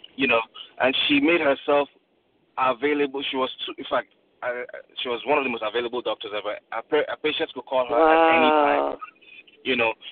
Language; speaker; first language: English; non-native, local second language; Yoruba